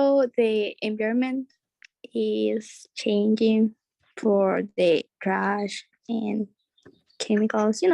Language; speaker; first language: English; non-native, learner; Spanish